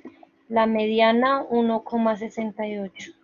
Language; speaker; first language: Spanish; native; Spanish